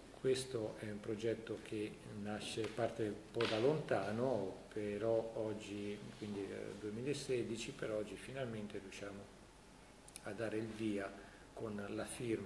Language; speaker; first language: Italian; native; Italian